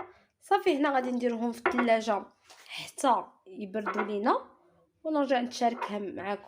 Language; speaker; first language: Arabic; native; Arabic